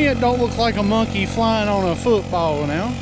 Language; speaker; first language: English; native; English